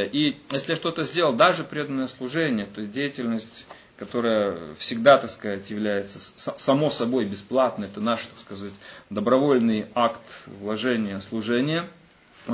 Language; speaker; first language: Russian; native; Russian